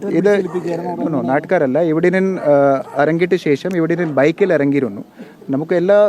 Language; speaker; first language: Malayalam; non-native, learner; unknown